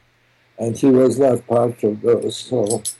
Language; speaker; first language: English; non-native, fluent; German